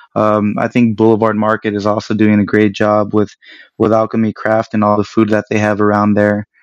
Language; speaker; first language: English; early bilingual, other home language; Spanish